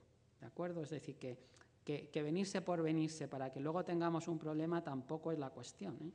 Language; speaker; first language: Spanish; native; Spanish